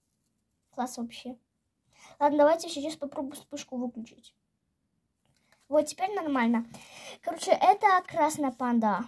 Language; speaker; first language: Russian; native; Russian